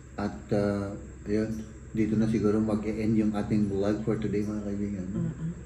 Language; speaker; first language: Filipino; native; Filipino